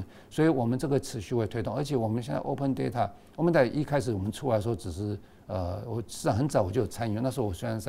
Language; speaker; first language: Chinese; native; Chinese